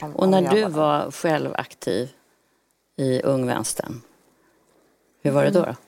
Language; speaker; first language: Swedish; native; Swedish